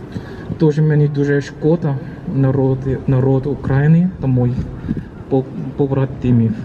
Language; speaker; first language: Ukrainian; non-native, learner; Korean